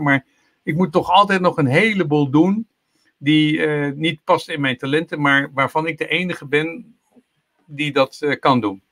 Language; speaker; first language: Dutch; native; Dutch